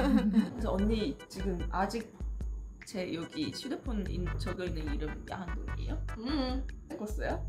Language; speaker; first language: Korean; non-native, fluent; Chinese